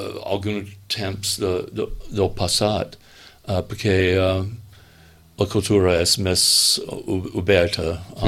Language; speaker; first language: Catalan; non-native, learner; English